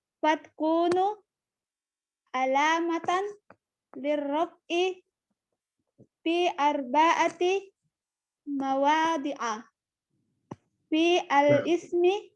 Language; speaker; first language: Arabic; non-native, learner; Indonesian